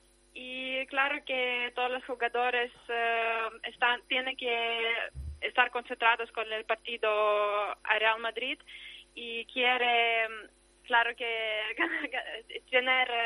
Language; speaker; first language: Spanish; non-native, learner; Ukrainian